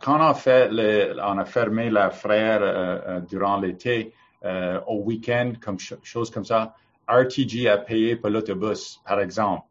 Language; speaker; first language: French; non-native, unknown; English